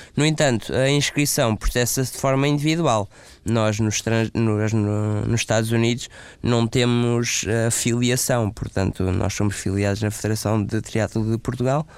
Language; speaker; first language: Portuguese; native; Portuguese